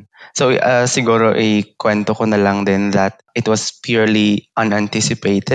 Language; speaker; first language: English; non-native, local second language; Iloko